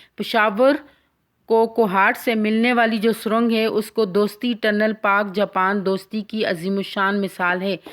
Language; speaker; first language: Urdu; non-native, local second language; Pashto